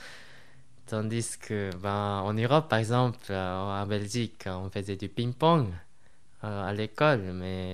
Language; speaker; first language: French; non-native, fluent; Japanese